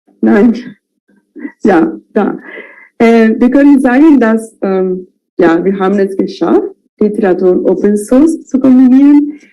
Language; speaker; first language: German; non-native, fluent; Spanish